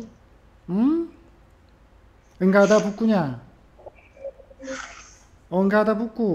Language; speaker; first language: Indonesian; non-native, fluent; Korean